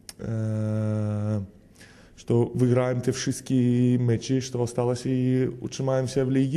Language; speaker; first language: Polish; non-native, learner; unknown